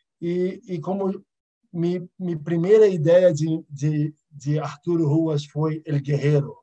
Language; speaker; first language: Portuguese; early bilingual, other home language; Arabic